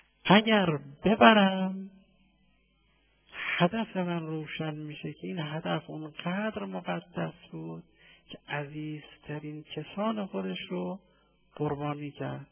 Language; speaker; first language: Persian; native; Persian